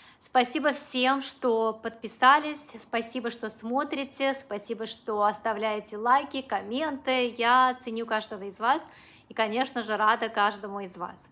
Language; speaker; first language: Russian; non-native, local second language; Uzbek